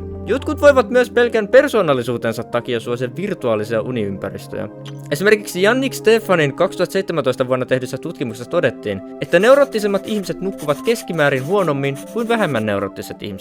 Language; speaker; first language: Finnish; native; Finnish